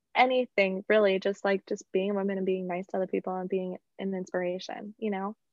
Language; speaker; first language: English; native; English